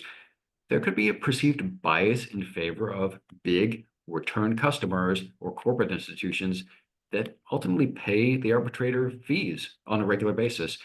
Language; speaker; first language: English; native; English